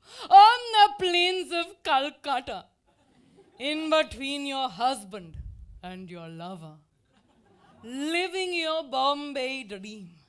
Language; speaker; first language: English; native; English